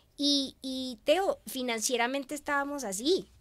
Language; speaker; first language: Spanish; native; Spanish